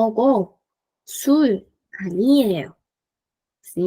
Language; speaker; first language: Korean; non-native, fluent; Spanish